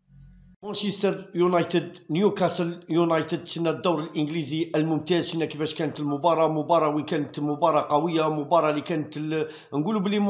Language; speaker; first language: Arabic; native; Arabic